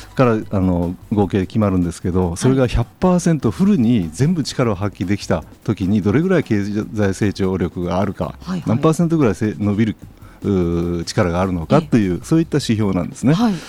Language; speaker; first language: Japanese; native; Japanese